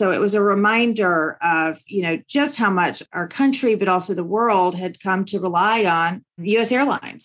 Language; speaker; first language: English; native; English